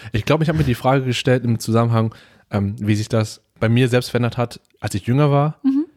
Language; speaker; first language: German; early bilingual, other home language; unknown